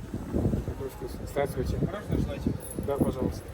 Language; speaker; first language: Russian; non-native, fluent; French